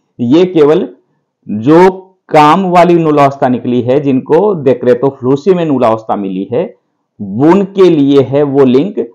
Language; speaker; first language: Hindi; native; Hindi